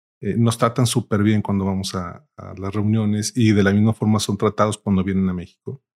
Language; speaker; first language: Spanish; native; Spanish